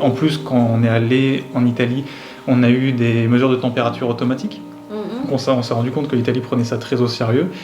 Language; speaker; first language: French; native; French